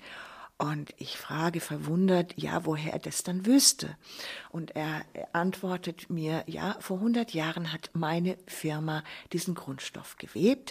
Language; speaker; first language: German; native; German